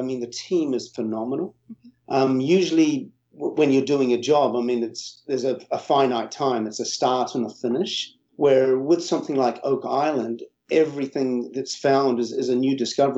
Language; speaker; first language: English; native; English